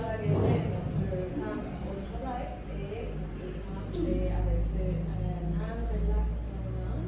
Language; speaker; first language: French; non-native, learner; Spanish